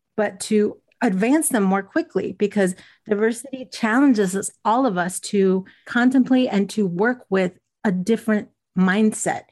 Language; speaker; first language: English; native; English